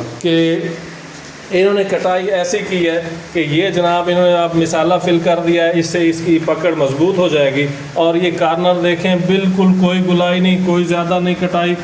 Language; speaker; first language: Urdu; non-native, local second language; Saraiki